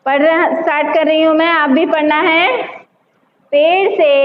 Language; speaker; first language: Hindi; non-native, local second language; Telugu